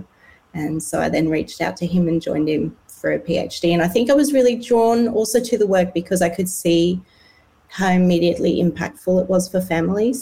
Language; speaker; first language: English; native; English